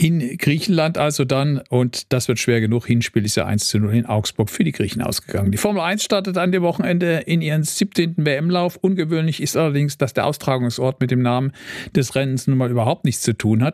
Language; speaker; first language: German; native; German